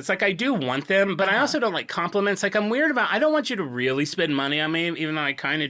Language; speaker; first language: English; native; English